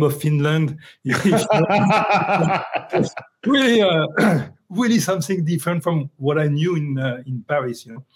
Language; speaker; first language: English; non-native, fluent; French